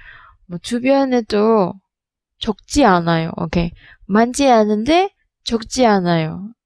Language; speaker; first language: Korean; non-native, learner; Indonesian